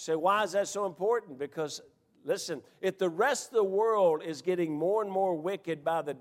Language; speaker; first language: English; native; English